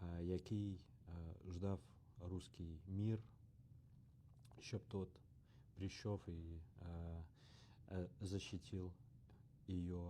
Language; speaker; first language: Ukrainian; non-native, learner; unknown